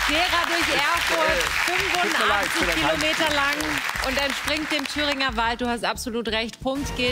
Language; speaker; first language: German; native; German